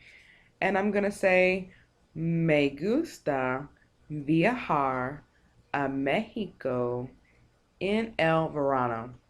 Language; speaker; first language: Spanish; non-native, fluent; English